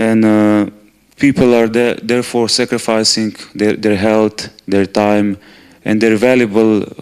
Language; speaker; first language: English; non-native, fluent; Slovenian